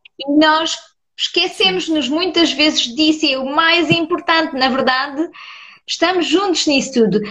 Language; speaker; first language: Portuguese; early bilingual, heritage; Portuguese